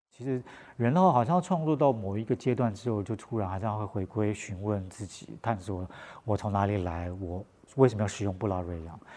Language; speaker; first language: Chinese; non-native, local second language; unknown